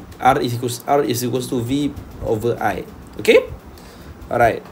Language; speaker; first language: English; non-native, local second language; Malay